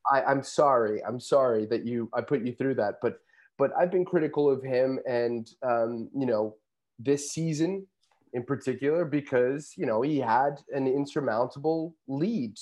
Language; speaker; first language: English; native; English